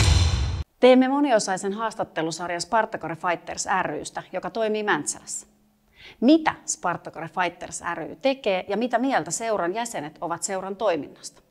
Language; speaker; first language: Finnish; native; Finnish